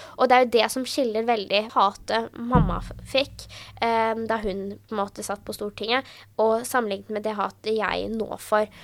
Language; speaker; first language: Norwegian; early bilingual, other home language; Urdu